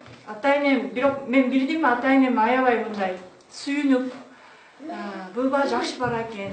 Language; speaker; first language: Kyrgyz; non-native, learner; Japanese